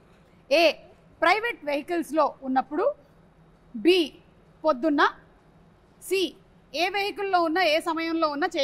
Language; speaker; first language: Telugu; native; Telugu